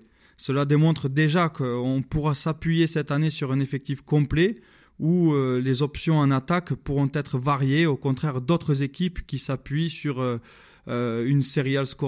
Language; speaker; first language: French; native; French